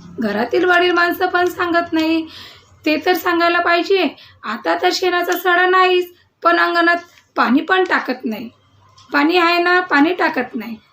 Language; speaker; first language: Marathi; non-native, local second language; Telugu